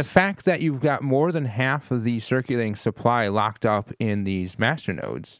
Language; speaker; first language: English; native; English